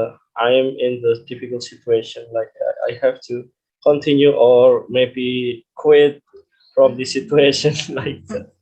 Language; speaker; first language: English; non-native, learner; Indonesian